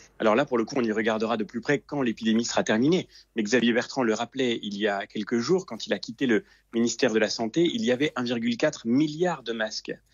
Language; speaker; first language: French; native; French